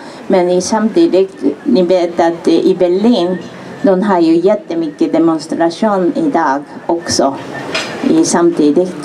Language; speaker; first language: Swedish; non-native, fluent; Japanese